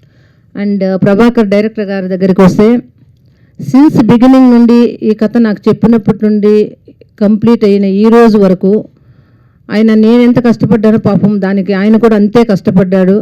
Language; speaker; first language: Telugu; native; Telugu